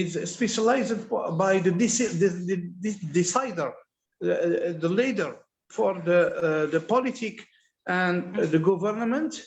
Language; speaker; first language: English; non-native, learner; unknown